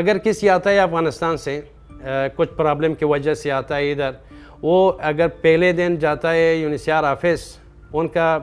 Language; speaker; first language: Hindi; non-native, fluent; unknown